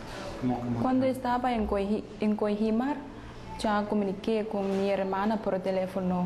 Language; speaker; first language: Spanish; non-native, learner; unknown